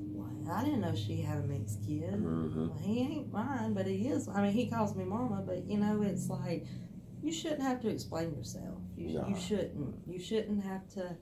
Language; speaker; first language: English; native; English